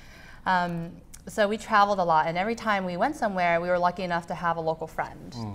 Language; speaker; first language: English; native; English